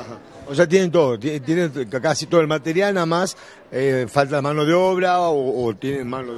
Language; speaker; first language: Spanish; native; Spanish